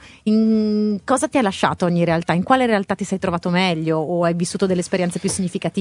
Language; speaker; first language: Italian; native; Italian